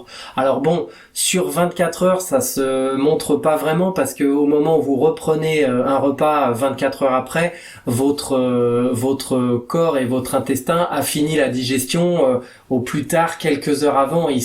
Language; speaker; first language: French; native; French